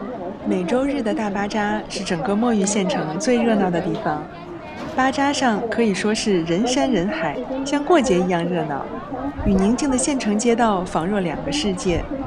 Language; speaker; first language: Chinese; native; Chinese